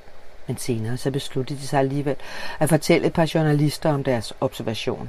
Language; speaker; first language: Danish; native; Danish